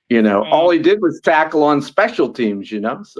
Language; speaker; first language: English; native; English